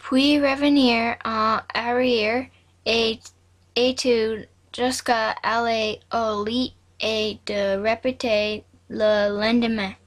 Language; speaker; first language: French; non-native, learner; English